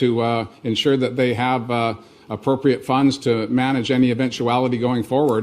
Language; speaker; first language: English; native; English